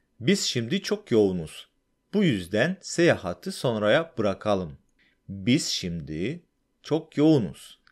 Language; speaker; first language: Turkish; non-native, fluent; Russian